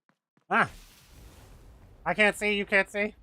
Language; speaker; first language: English; native; English